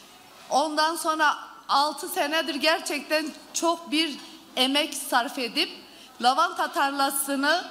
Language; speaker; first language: Turkish; early bilingual, heritage; Turkish